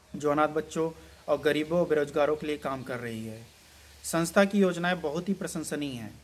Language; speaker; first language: Hindi; native; Hindi